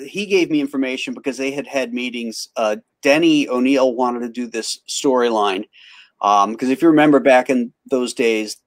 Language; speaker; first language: English; native; English